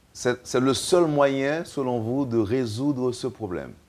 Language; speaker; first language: French; native; French